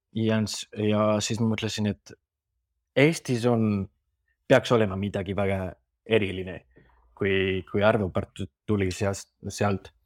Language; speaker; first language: Estonian; non-native, fluent; Spanish